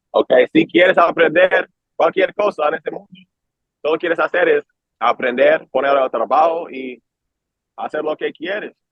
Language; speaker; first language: Spanish; non-native, learner; English